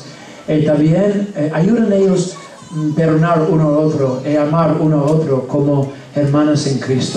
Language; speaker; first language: Spanish; non-native, learner; English